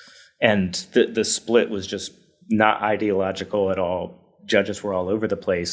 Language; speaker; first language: English; native; English